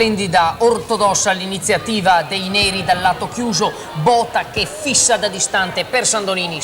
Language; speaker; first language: Italian; native; Italian